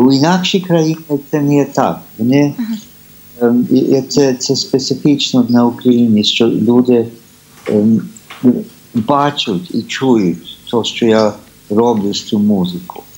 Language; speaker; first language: Ukrainian; early bilingual, heritage; Ukrainian